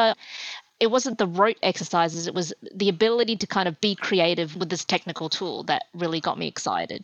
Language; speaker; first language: English; native; English